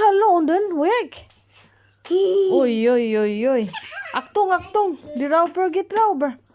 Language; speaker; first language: German; non-native, learner; Cebuano